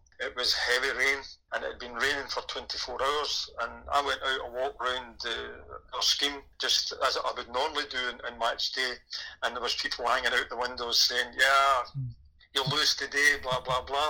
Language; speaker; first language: English; native; English